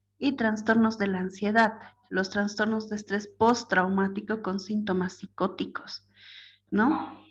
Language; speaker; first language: Spanish; native; Spanish